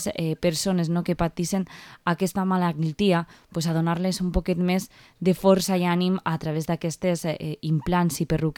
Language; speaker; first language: Catalan; native; Catalan